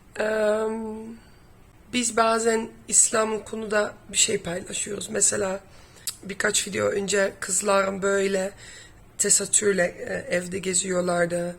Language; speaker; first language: Turkish; non-native, fluent; Dutch